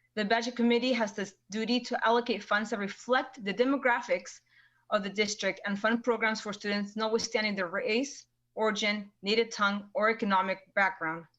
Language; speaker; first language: English; early bilingual, other home language; Spanish